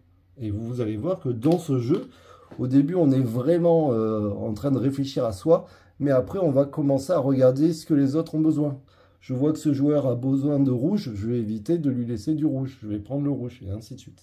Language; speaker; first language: French; native; French